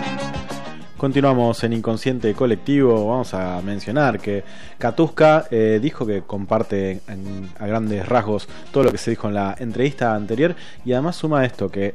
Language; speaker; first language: Spanish; native; Spanish